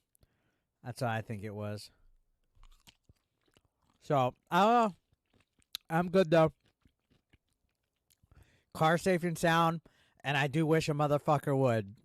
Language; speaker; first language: English; native; English